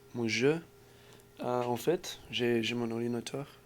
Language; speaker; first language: French; non-native, learner; English